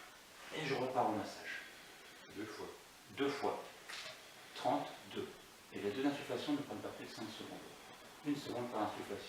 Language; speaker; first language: French; native; French